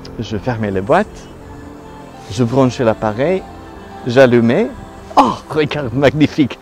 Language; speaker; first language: French; non-native, learner; Italian